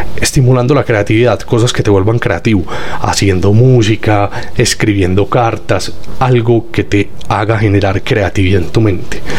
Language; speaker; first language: Spanish; native; Spanish